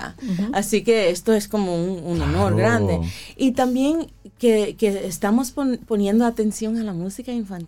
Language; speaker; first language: Spanish; early bilingual, heritage; Spanish